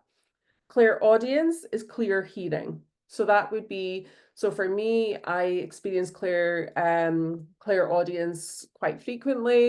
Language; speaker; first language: English; native; English